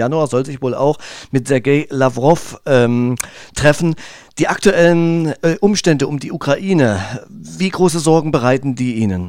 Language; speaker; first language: German; native; German